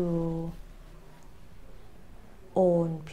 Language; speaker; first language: English; non-native, learner; Thai